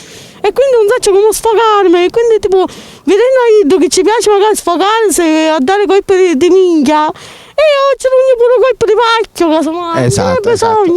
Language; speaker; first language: Italian; native; Italian